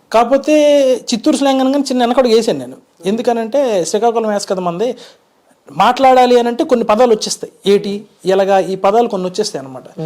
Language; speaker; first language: Telugu; native; Telugu